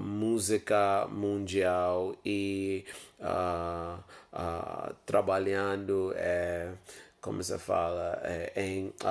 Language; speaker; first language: Portuguese; non-native, learner; English